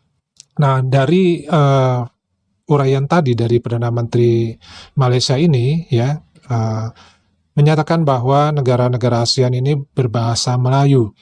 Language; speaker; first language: Indonesian; native; Indonesian